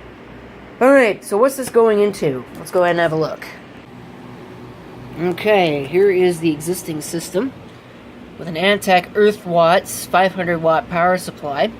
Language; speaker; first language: English; native; English